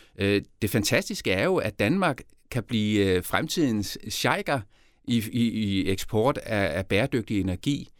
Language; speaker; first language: Danish; native; Danish